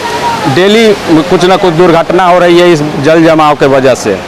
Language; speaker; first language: Hindi; native; Hindi